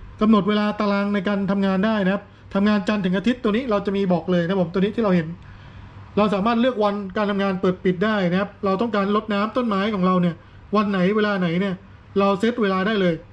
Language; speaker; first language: Thai; native; Thai